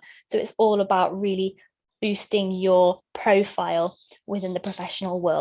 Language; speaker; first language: English; native; English